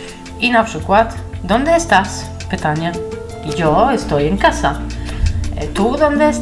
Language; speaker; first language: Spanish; non-native, fluent; Polish